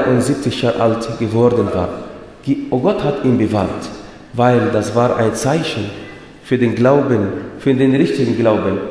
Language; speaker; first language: German; non-native, fluent; Arabic